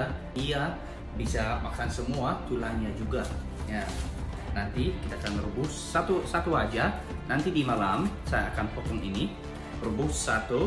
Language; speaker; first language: Indonesian; non-native, learner; English